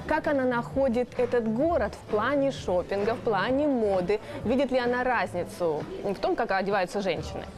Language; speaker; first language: Russian; native; Russian